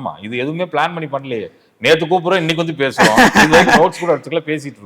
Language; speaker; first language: Tamil; native; Tamil